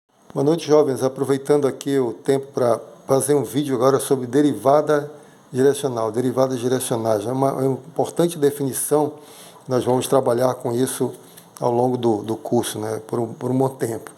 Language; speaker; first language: Portuguese; native; Portuguese